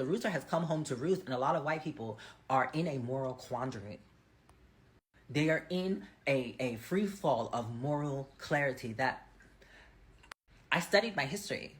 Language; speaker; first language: English; native; English